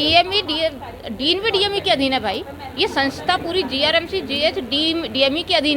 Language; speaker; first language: Hindi; native; Hindi